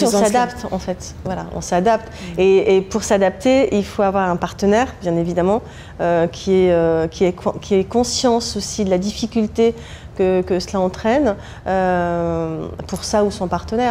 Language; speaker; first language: French; native; French